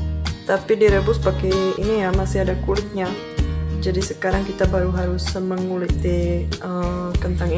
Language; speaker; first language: Indonesian; non-native, fluent; Czech